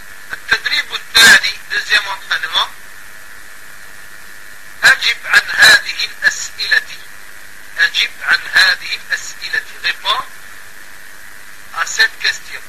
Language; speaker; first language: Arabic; non-native, fluent; French